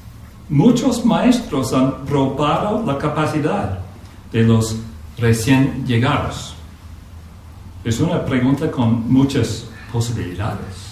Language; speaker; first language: Spanish; non-native, fluent; English